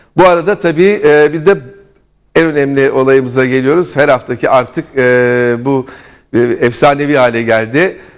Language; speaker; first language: Turkish; native; Turkish